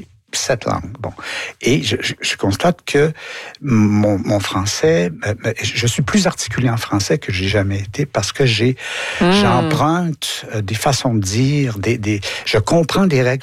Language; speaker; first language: French; native; French